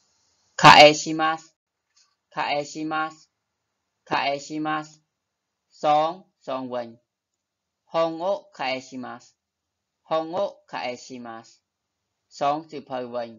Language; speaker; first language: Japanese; non-native, fluent; Khmer